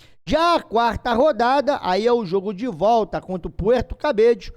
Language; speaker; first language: Portuguese; native; Portuguese